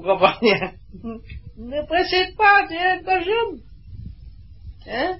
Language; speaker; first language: French; non-native, learner; Vietnamese